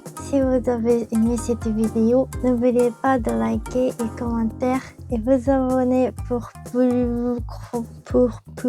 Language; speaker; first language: French; non-native, learner; Japanese